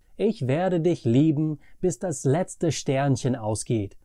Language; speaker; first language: German; non-native, fluent; English